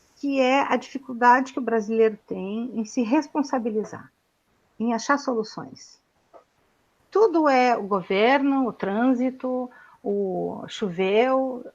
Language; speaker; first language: Portuguese; native; Portuguese